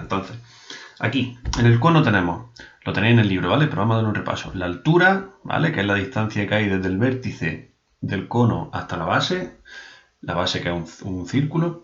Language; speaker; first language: Spanish; native; Spanish